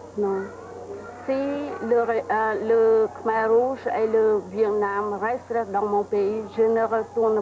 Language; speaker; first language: French; non-native, learner; Khmer